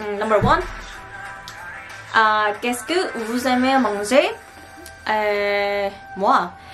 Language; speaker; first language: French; non-native, learner; Korean